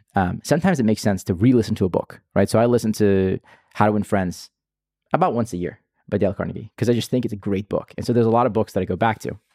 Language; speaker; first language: English; non-native, fluent; Hebrew